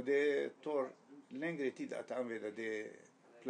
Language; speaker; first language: Swedish; non-native, learner; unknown